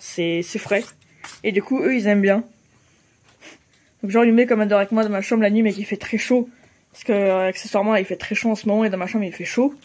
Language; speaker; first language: French; native; French